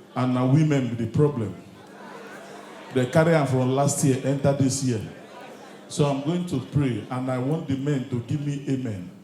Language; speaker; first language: Nigerian Pidgin; native; Nigerian Pidgin